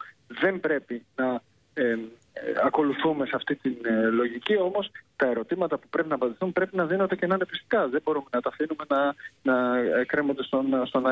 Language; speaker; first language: Greek; native; Greek